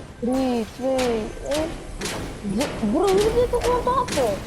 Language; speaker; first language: Dutch; early bilingual, other home language; Turkish